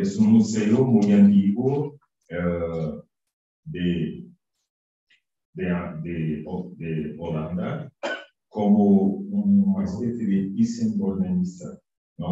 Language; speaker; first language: Spanish; non-native, fluent; Portuguese